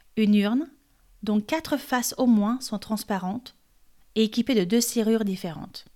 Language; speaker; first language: French; native; French